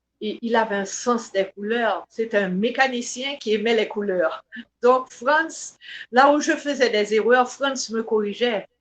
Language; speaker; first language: French; non-native, local second language; Haitian Creole